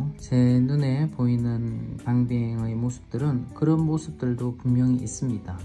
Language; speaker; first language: Korean; native; Korean